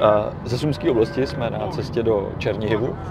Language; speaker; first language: Czech; native; Czech